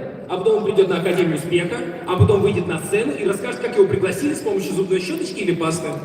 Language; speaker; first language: Russian; native; Russian